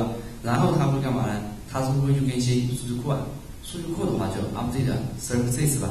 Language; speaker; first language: Chinese; native; Chinese